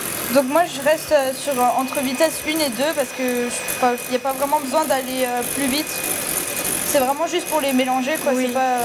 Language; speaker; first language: French; native; French